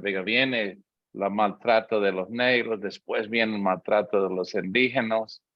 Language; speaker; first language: Spanish; non-native, fluent; English